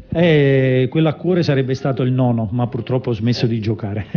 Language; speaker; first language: Italian; native; Italian